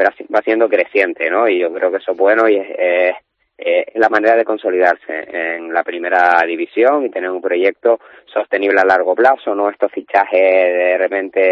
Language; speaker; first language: Spanish; native; Spanish